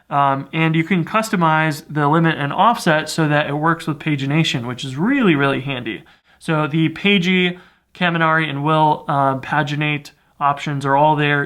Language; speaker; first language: English; native; English